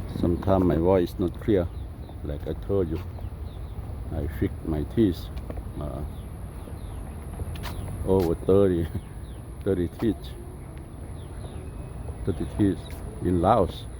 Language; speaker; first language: English; non-native, learner; Lao